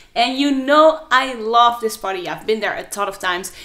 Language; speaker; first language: English; non-native, fluent; Dutch